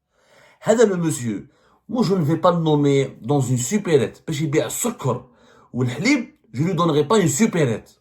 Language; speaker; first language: French; non-native, local second language; Arabic